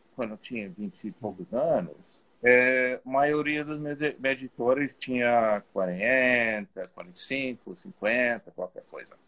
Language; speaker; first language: Portuguese; non-native, fluent; English